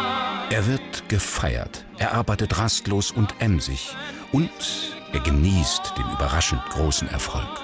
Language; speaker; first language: German; native; German